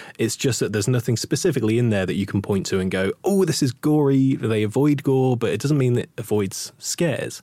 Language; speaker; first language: English; native; English